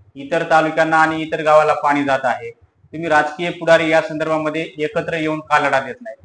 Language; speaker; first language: Marathi; native; Marathi